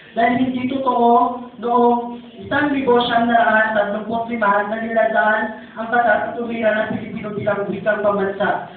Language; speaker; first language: Filipino; non-native, local second language; Cebuano